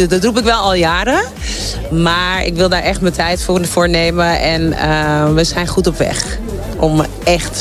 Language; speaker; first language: Dutch; native; Dutch